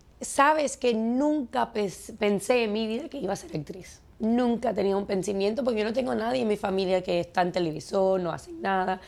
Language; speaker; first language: Spanish; early bilingual, heritage; Spanish